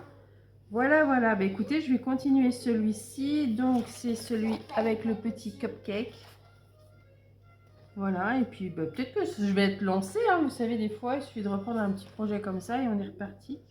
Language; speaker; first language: French; native; French